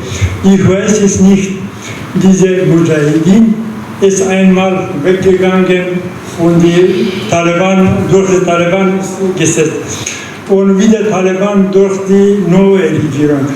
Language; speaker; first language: German; non-native, learner; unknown